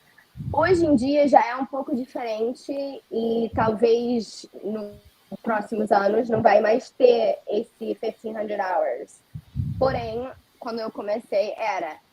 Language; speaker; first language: Portuguese; early bilingual, heritage; Portuguese